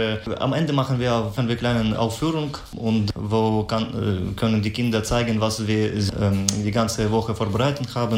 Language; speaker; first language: German; non-native, fluent; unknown